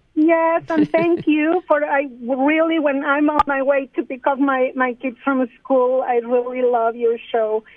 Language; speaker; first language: English; non-native, fluent; Spanish